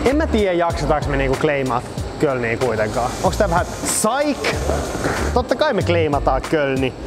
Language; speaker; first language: Finnish; native; Finnish